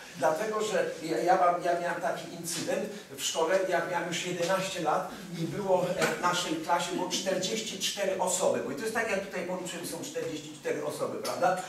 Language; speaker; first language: Polish; early bilingual, heritage; Polish